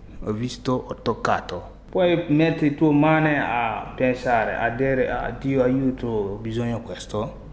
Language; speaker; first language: Italian; non-native, learner; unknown